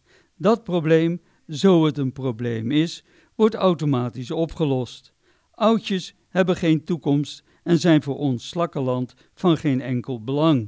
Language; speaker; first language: Dutch; native; Dutch